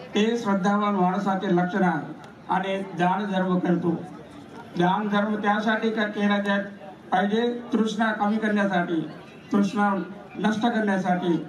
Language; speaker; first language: Marathi; non-native, fluent; Sinhala